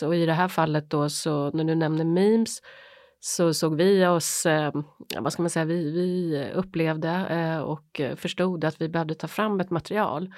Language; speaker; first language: Swedish; native; Swedish